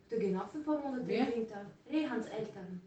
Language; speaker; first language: German; non-native, learner; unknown